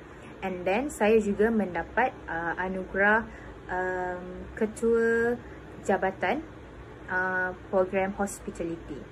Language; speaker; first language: Malay; native; Malay